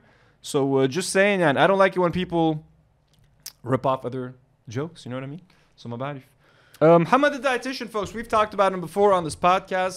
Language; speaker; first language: English; non-native, local second language; Arabic